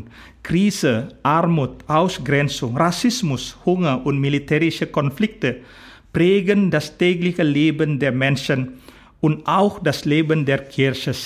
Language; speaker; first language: German; non-native, fluent; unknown